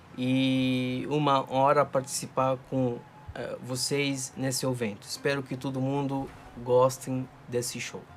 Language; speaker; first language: Portuguese; non-native, fluent; Arabic